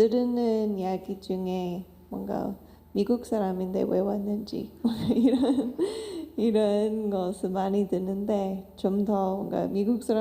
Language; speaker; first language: Korean; non-native, fluent; English